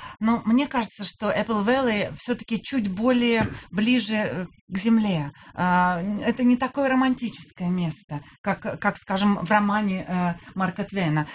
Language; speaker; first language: Russian; native; Russian